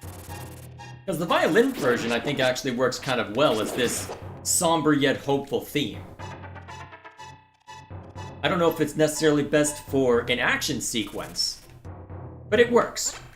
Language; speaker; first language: English; native; English